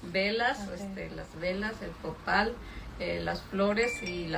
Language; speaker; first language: Spanish; native; Spanish